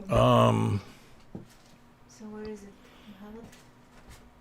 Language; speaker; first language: English; native; English